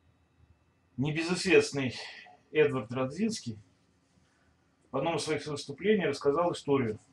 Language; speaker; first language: Russian; native; Russian